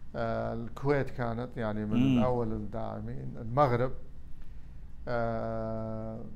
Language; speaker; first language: Arabic; non-native, local second language; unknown